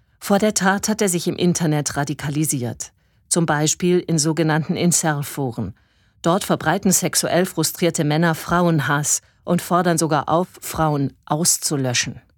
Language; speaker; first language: German; native; German